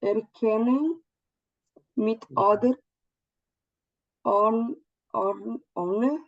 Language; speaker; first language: German; non-native, learner; Portuguese